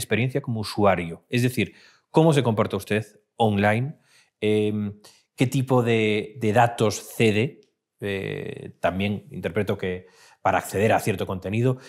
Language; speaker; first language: Spanish; native; Spanish